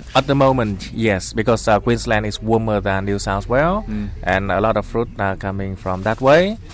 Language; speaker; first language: English; non-native, fluent; Vietnamese